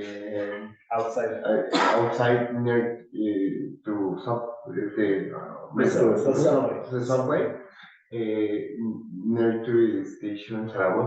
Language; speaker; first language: English; non-native, learner; Spanish